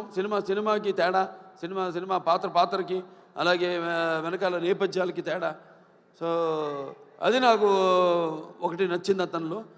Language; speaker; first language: Telugu; native; Telugu